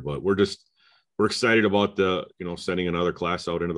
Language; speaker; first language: English; native; English